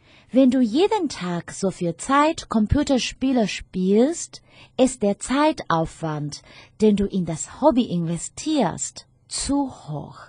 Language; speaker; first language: German; non-native, fluent; Chinese